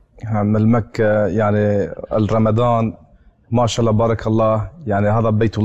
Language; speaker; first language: Arabic; non-native, learner; Turkish